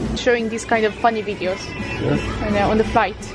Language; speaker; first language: English; non-native, learner; Korean